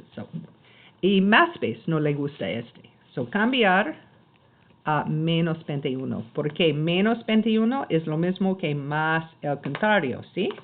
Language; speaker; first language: Spanish; non-native, learner; English